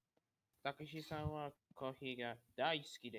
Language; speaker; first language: Japanese; non-native, learner; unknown